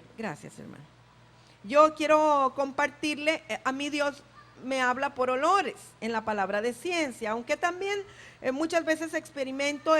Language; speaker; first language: Spanish; native; Spanish